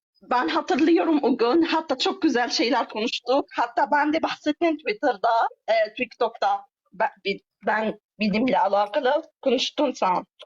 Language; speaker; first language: Turkish; non-native, fluent; Arabic